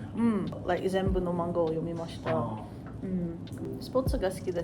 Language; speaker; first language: Japanese; non-native, learner; English